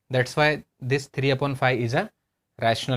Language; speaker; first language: English; non-native, local second language; Hindi